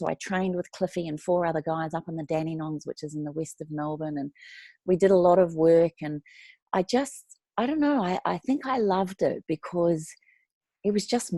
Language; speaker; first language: English; native; English